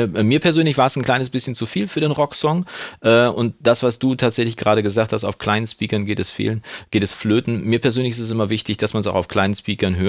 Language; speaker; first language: German; native; German